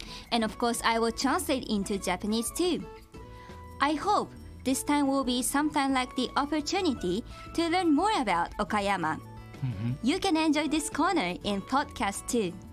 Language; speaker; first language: English; non-native, fluent; Japanese